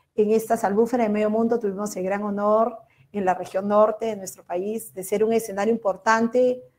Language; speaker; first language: Spanish; native; Spanish